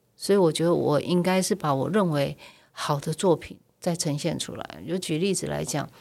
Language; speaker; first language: Chinese; native; Chinese